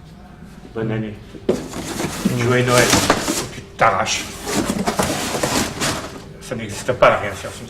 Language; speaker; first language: French; native; French